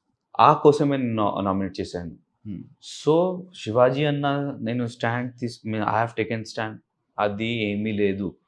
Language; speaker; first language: Telugu; non-native, learner; Urdu